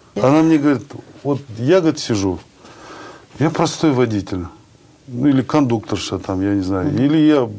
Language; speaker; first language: Russian; non-native, local second language; Kazakh